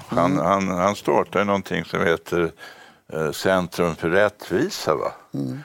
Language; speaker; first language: Swedish; native; Swedish